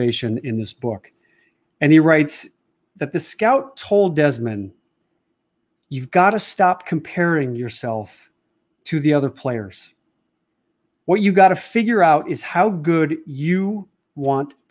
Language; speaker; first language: English; native; English